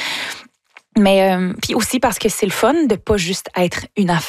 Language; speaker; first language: French; native; French